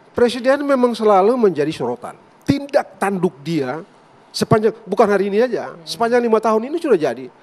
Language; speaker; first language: Indonesian; native; Indonesian